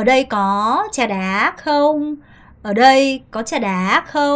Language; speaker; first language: Vietnamese; non-native, fluent; Korean